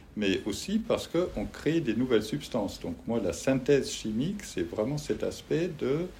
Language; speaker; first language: French; non-native, fluent; German